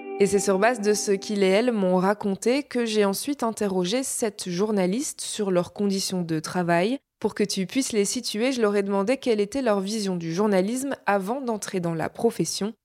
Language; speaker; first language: French; native; French